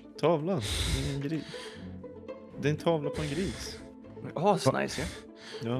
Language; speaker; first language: Swedish; native; Swedish